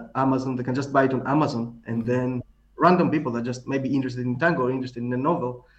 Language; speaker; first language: English; non-native, fluent; Greek